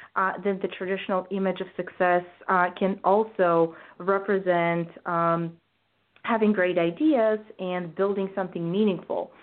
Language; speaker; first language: English; non-native, fluent; Bulgarian